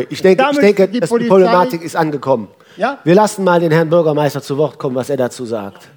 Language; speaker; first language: German; native; German